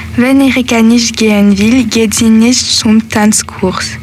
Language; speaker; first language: German; non-native, learner; French